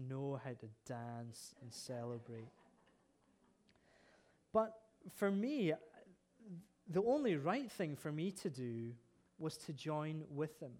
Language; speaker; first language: English; native; English